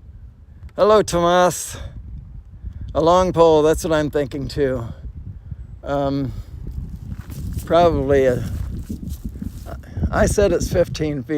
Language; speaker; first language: English; native; English